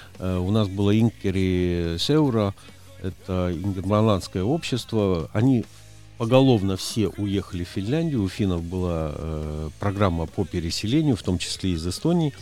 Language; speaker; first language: Russian; native; Russian